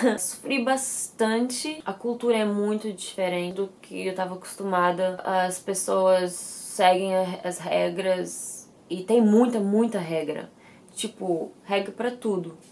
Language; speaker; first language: Portuguese; early bilingual, heritage; English